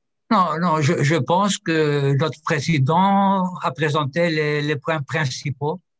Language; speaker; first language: French; non-native, fluent; Greek